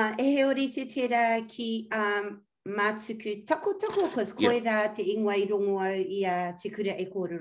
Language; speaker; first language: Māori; non-native, local second language; English